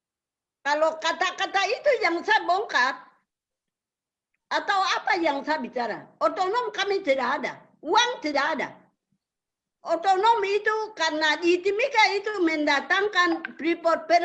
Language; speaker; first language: Indonesian; non-native, local second language; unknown